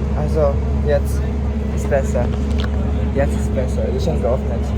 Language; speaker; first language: German; non-native, learner; Indonesian